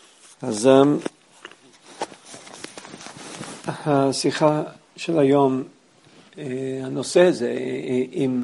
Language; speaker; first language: Hebrew; non-native, fluent; English